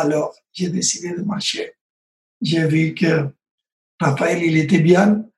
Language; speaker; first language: French; non-native, learner; Spanish